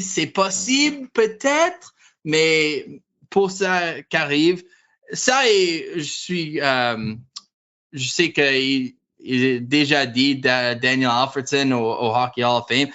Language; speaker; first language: French; non-native, learner; English